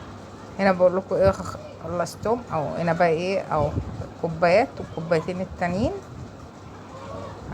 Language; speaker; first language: Arabic; native; Arabic